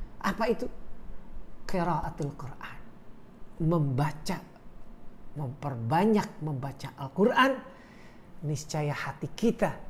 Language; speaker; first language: Indonesian; native; Indonesian